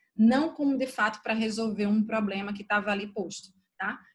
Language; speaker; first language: Portuguese; native; Portuguese